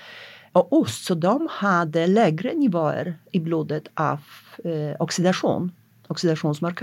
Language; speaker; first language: Swedish; non-native, fluent; Polish